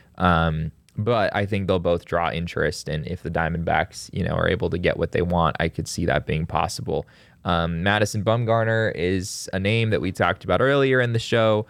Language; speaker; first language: English; native; English